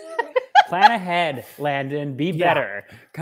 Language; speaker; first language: English; native; English